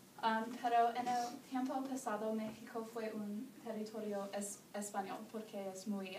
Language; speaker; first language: Spanish; non-native, learner; English